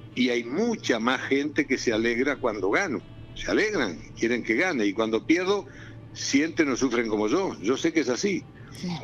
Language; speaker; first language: Spanish; native; Spanish